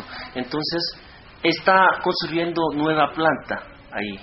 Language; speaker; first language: Spanish; non-native, fluent; Korean